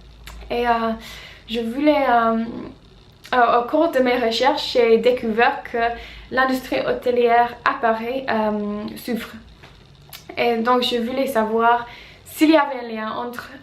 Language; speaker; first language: French; non-native, fluent; English